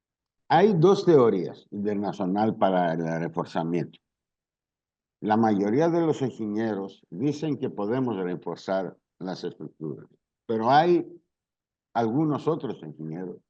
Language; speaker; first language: Spanish; non-native, learner; Greek